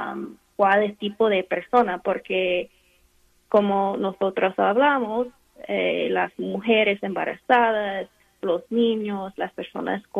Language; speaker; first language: Spanish; non-native, fluent; English